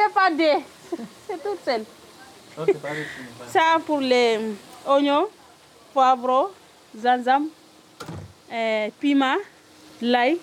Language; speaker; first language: French; non-native, learner; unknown